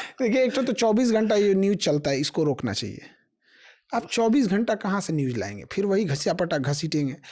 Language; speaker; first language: Hindi; native; Hindi